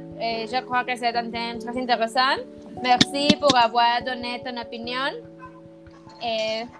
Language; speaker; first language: French; non-native, learner; Spanish